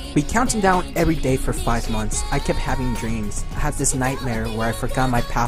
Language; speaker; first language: English; early bilingual, other home language; Spanish